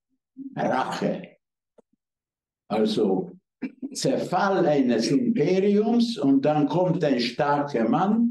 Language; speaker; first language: German; non-native, fluent; Hungarian